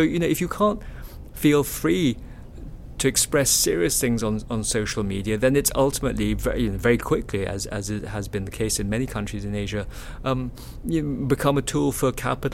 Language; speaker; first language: English; non-native, local second language; Chinese